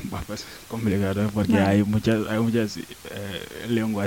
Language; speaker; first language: Spanish; non-native, learner; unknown